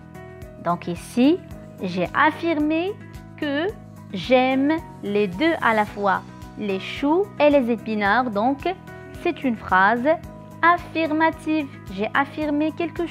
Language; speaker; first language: French; non-native, local second language; Arabic